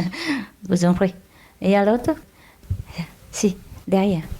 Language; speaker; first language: French; non-native, learner; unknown